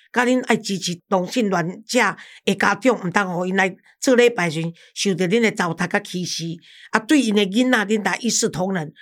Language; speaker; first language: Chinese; native; Chinese